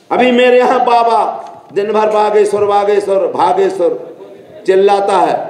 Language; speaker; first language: Hindi; native; Hindi